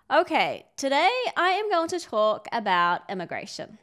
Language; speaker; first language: English; native; English